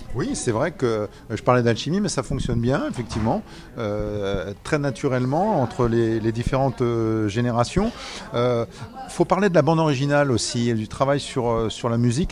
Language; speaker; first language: French; native; French